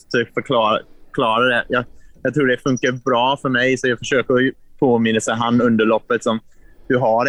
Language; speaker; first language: Swedish; non-native, learner; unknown